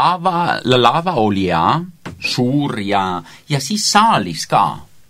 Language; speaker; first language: Estonian; non-native, learner; Italian